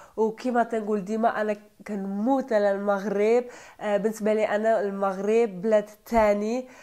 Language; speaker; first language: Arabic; non-native, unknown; Turkish